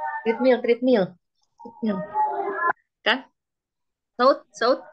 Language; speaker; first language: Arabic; non-native, learner; Indonesian